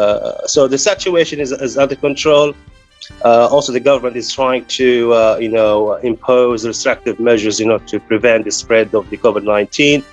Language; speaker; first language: English; non-native, fluent; Arabic